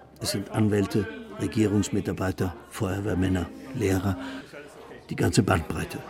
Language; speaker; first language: German; native; German